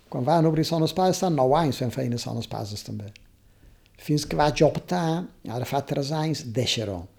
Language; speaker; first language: Catalan; native; Catalan